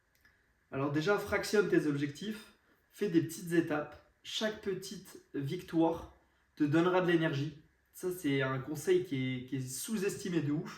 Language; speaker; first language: French; native; French